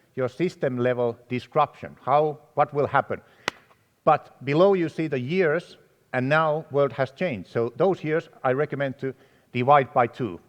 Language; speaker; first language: English; non-native, fluent; Finnish